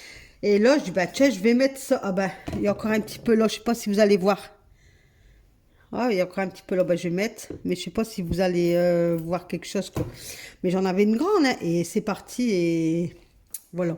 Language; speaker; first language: French; native; French